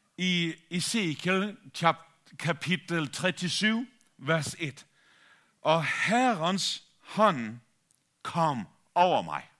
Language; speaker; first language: Danish; native; Danish